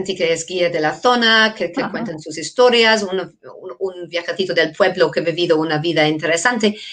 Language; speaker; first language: Spanish; non-native, fluent; English